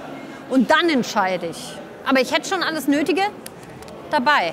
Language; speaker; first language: German; native; German